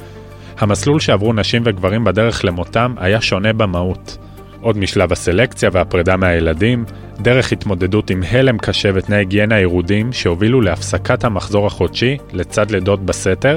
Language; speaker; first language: Hebrew; native; Hebrew